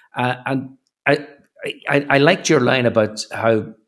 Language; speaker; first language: English; native; English